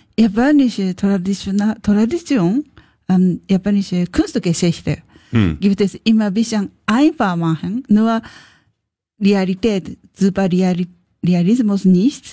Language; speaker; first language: German; non-native, learner; Japanese